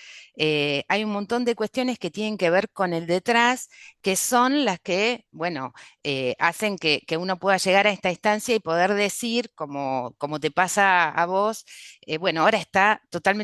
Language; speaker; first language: Spanish; native; Spanish